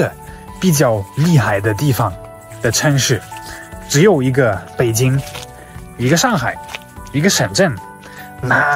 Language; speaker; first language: Chinese; non-native, fluent; German